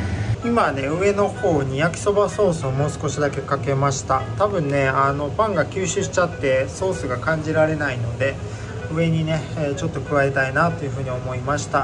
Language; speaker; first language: Japanese; native; Japanese